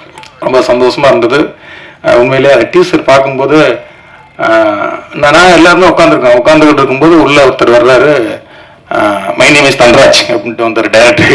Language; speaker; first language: Tamil; native; Tamil